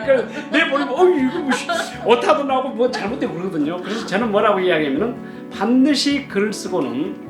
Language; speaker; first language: Korean; native; Korean